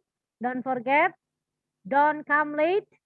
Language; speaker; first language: English; non-native, fluent; Indonesian